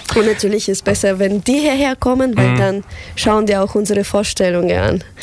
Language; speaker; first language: German; non-native, fluent; Russian